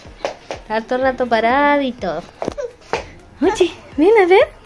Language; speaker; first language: Spanish; native; Spanish